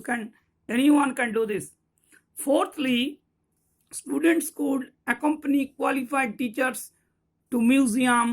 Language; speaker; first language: English; non-native, local second language; Bangla